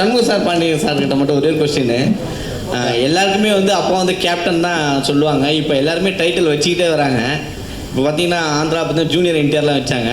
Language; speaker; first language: Tamil; native; Tamil